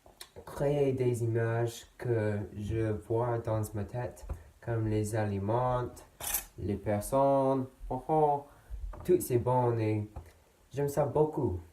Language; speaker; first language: French; non-native, learner; English